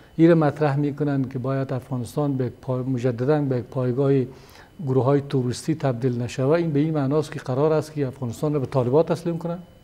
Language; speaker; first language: Persian; native; Persian